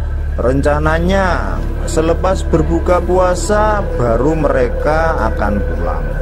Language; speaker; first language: Indonesian; native; Indonesian